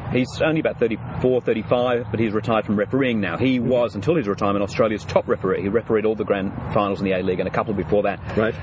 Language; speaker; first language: English; native; English